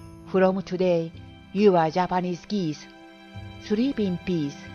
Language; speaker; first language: English; non-native, fluent; Japanese